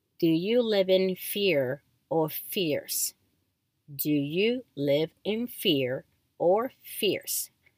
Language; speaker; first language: English; non-native, fluent; Japanese